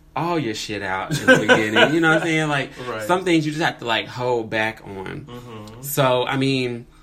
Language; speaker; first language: English; native; English